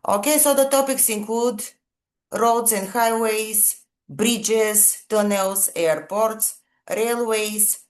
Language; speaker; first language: English; non-native, fluent; Bulgarian